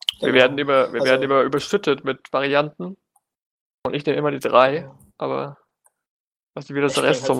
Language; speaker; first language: German; native; German